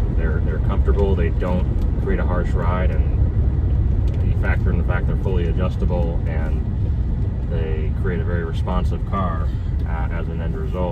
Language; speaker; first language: English; native; English